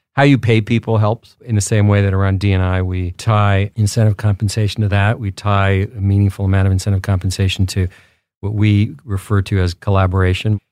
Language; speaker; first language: English; early bilingual, other home language; Spanish